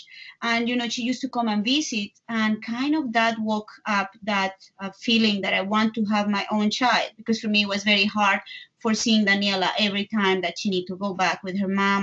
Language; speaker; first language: English; non-native, fluent; Spanish